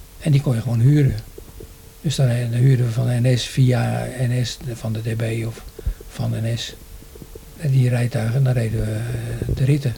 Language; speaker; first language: Dutch; native; Dutch